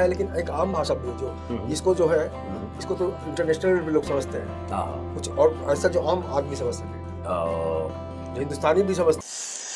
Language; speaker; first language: Hindi; native; Hindi